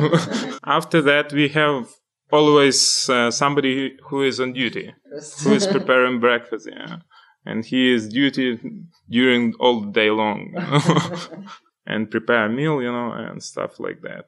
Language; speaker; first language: English; non-native, fluent; Ukrainian